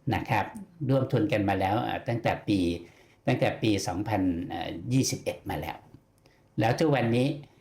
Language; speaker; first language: Thai; native; Thai